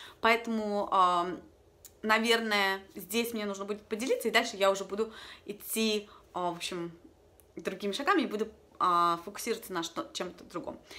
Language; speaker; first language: Russian; native; Russian